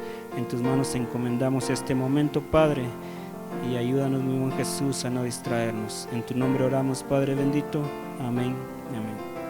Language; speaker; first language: Spanish; native; Spanish